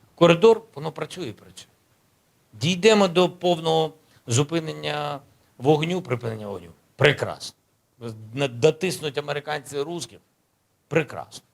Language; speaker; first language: Ukrainian; native; Ukrainian